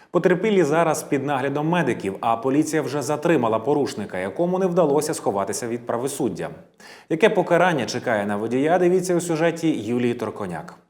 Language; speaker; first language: Ukrainian; native; Ukrainian